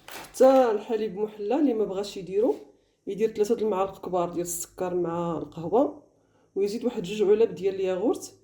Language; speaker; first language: Arabic; native; Arabic